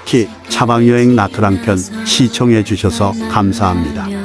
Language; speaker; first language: Korean; native; Korean